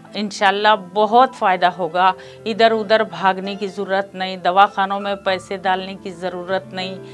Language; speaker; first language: Hindi; non-native, local second language; Urdu